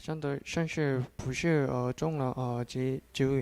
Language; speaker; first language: Chinese; non-native, learner; Korean